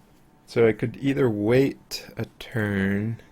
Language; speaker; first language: English; native; English